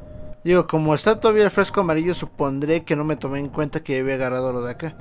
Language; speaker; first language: Spanish; native; Spanish